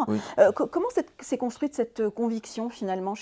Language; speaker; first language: French; native; French